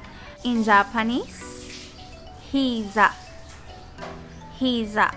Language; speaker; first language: English; non-native, local second language; Filipino